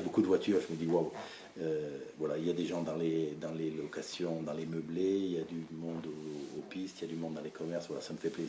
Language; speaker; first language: French; native; French